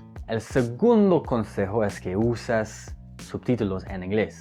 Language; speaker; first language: Spanish; non-native, fluent; English